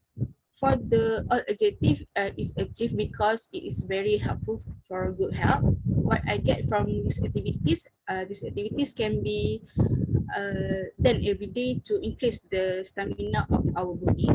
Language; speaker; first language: English; non-native, learner; Malay